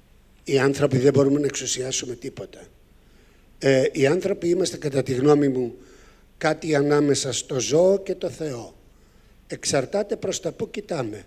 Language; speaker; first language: Greek; native; Greek